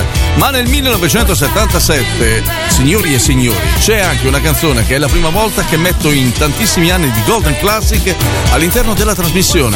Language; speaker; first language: Italian; native; Italian